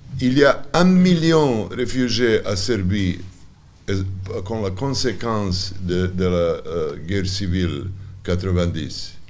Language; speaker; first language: French; non-native, learner; Serbian